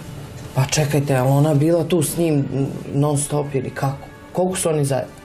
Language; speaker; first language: Serbian; native; Serbian